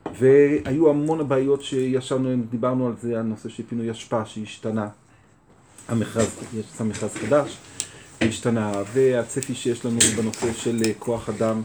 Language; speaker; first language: Hebrew; native; Hebrew